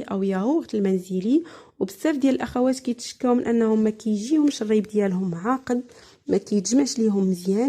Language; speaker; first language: Arabic; native; Arabic